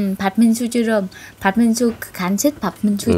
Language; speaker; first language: Korean; non-native, learner; Vietnamese